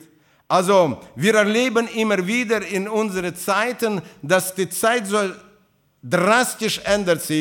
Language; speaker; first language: German; non-native, fluent; Russian